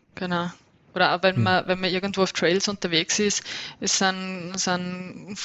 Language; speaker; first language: German; native; German